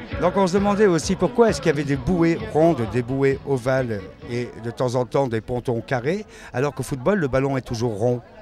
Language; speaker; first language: French; native; French